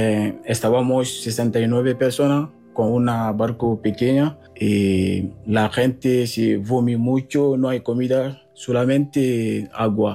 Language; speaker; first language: Spanish; non-native, fluent; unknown